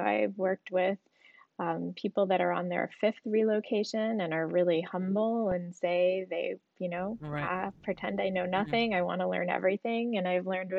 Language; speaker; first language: English; native; English